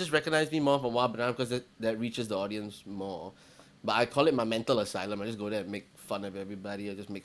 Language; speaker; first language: English; native; English